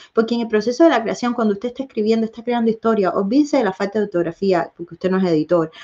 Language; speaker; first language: Spanish; native; Spanish